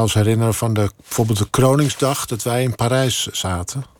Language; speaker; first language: Dutch; native; Dutch